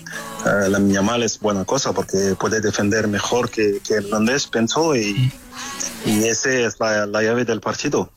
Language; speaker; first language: Spanish; non-native, fluent; French